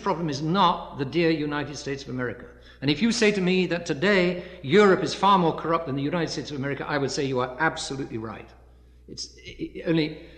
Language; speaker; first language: English; native; English